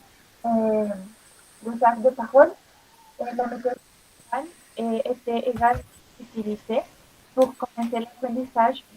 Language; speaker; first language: French; non-native, learner; Spanish